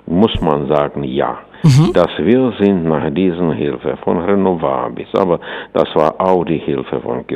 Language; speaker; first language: German; non-native, fluent; Czech